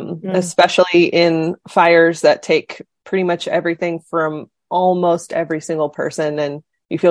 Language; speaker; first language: English; native; English